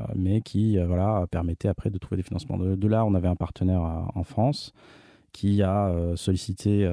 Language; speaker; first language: French; native; French